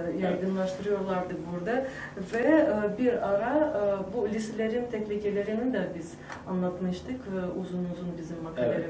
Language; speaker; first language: Turkish; non-native, fluent; Tajik